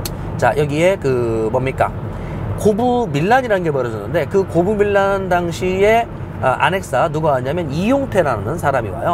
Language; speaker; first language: Korean; native; Korean